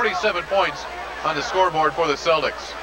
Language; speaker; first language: English; native; English